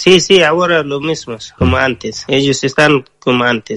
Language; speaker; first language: Spanish; non-native, learner; Persian